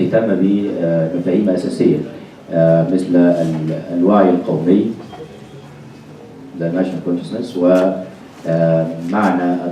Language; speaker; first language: Arabic; native; Arabic